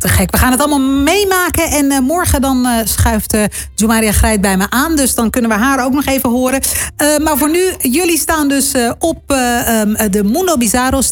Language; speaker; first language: Dutch; native; Dutch